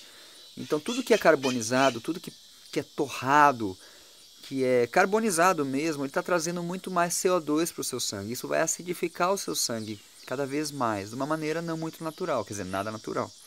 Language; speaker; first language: Portuguese; native; Portuguese